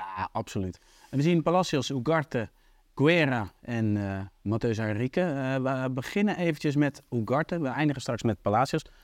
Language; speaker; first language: Dutch; native; Dutch